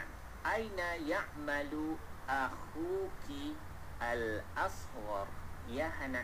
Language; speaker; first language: Arabic; non-native, fluent; Malay